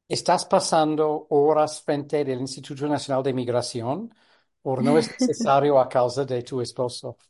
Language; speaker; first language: Spanish; non-native, fluent; English